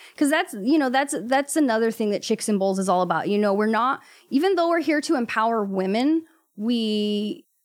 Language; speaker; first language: English; native; English